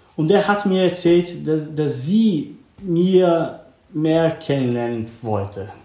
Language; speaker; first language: German; non-native, learner; Portuguese